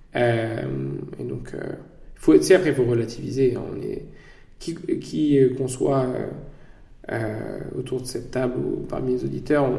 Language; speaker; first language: French; native; French